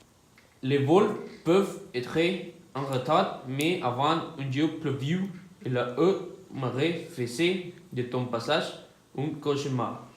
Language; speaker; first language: French; non-native, learner; Spanish